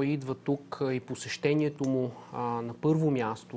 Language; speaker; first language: Bulgarian; native; Bulgarian